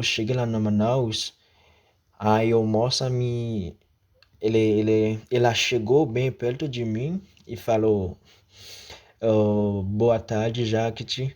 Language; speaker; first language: Portuguese; non-native, fluent; Haitian Creole